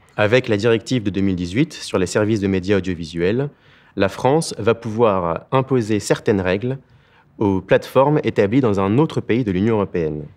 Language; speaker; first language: French; native; French